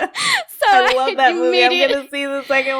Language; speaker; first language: English; native; English